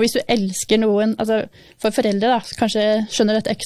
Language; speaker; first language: Norwegian; native; Norwegian